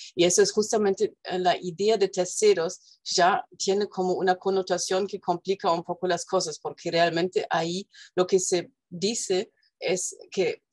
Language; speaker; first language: Spanish; non-native, fluent; German